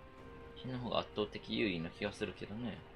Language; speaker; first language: Japanese; native; Japanese